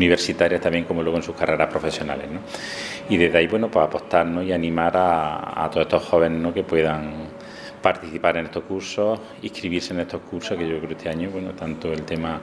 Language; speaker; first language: Spanish; native; Spanish